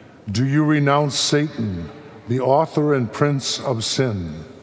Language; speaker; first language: English; native; English